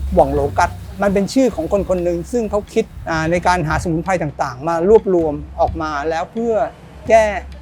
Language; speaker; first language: Thai; native; Thai